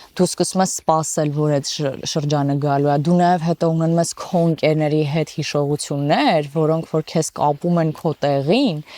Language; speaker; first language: Armenian; native; Armenian